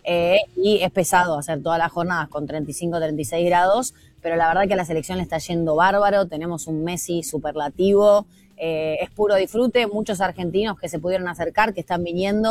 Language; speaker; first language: Spanish; native; Spanish